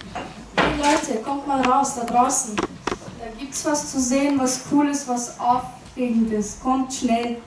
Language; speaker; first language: German; non-native, learner; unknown